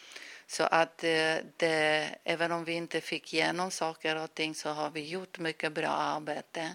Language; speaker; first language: Swedish; non-native, fluent; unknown